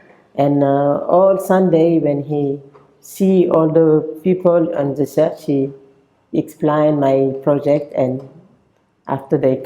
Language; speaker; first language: English; non-native, local second language; French